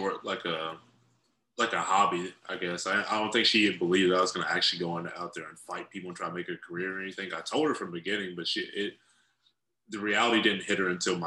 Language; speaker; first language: English; native; English